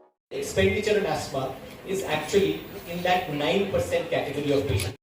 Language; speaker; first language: English; non-native, local second language; Bangla